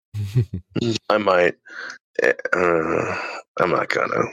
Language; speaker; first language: English; early bilingual, other home language; Italian